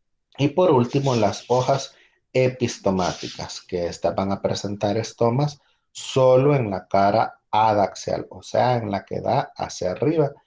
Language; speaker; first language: Spanish; native; Spanish